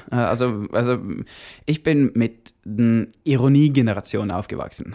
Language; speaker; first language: German; non-native, learner; Norwegian